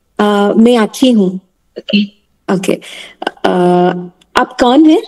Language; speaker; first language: Hindi; non-native, learner; Telugu